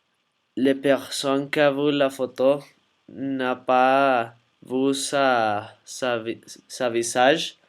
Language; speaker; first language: French; non-native, learner; Spanish